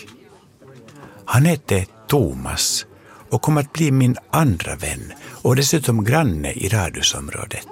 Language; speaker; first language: Swedish; native; Swedish